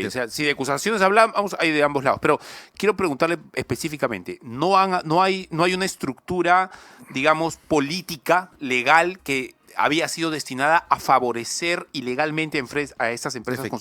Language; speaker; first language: Spanish; native; Spanish